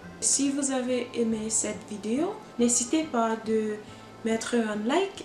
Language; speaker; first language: French; non-native, learner; English